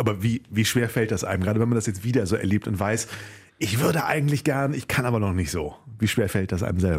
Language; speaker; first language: German; native; German